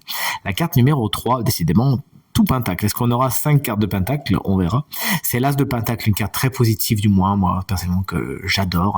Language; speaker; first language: French; native; French